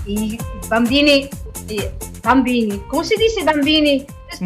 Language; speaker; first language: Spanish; non-native, learner; English